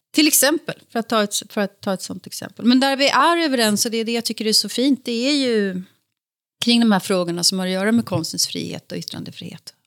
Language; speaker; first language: Swedish; native; Swedish